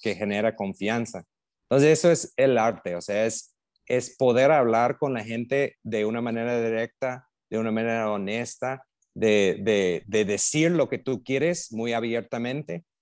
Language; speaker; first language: Spanish; non-native, fluent; English